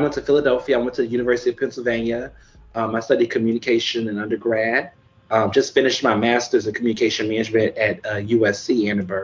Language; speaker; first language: English; native; English